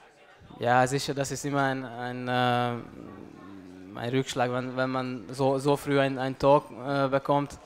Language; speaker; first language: German; non-native, fluent; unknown